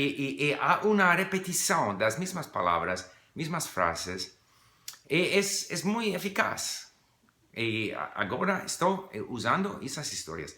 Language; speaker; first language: Portuguese; non-native, fluent; English